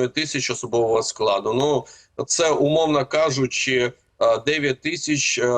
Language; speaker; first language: Ukrainian; native; Ukrainian